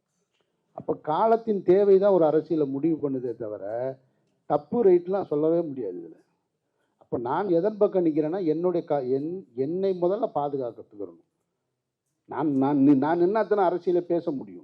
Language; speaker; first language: Tamil; native; Tamil